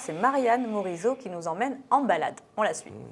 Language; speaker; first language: French; native; French